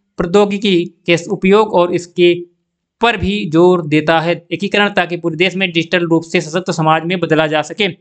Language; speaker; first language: Hindi; native; Hindi